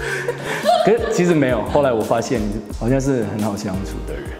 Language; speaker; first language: Chinese; non-native, fluent; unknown